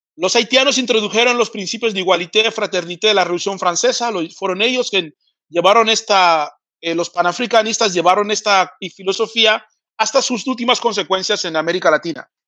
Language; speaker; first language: Spanish; early bilingual, other home language; Fang